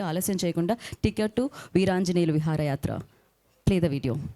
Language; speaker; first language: Telugu; native; Telugu